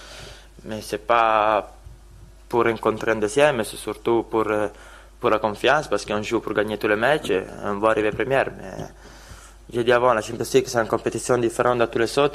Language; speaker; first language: French; non-native, fluent; Italian